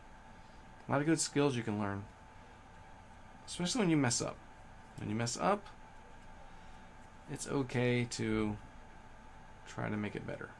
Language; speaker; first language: English; native; English